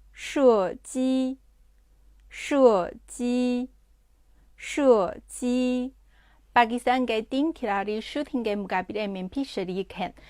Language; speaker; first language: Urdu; non-native, fluent; Chinese